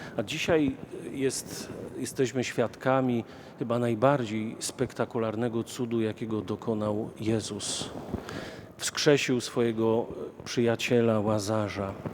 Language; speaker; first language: Polish; native; Polish